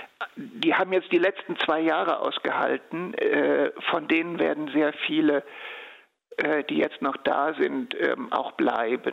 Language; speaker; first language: German; native; German